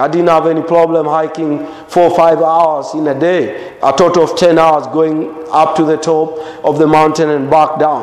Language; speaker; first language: English; non-native, local second language; Swahili